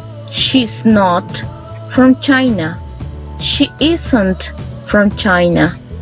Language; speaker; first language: English; non-native, fluent; Spanish